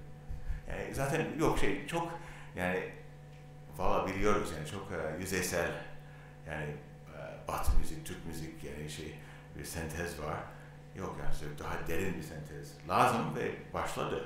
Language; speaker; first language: Turkish; non-native, learner; English